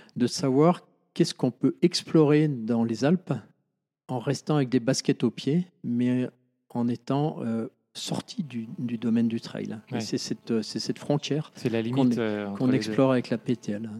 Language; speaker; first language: French; native; French